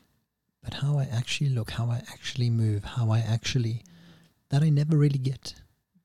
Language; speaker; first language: English; native; English